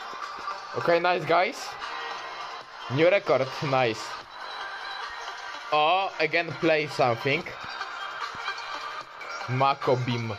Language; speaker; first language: English; non-native, fluent; Polish